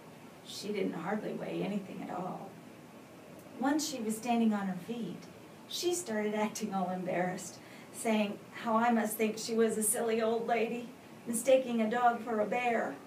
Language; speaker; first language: English; native; English